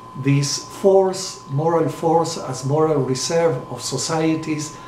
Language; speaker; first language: English; non-native, fluent; Spanish